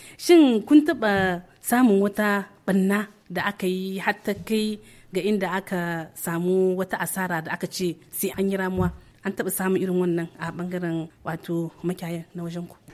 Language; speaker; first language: Hausa; native; Hausa